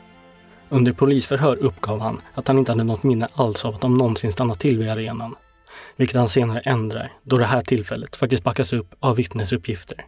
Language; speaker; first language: Swedish; native; Swedish